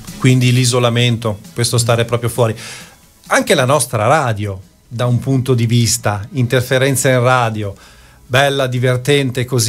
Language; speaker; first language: Italian; native; Italian